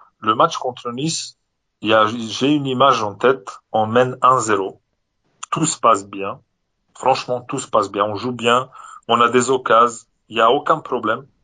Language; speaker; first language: French; non-native, fluent; Serbian